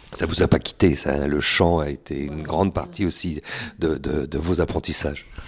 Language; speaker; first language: French; native; French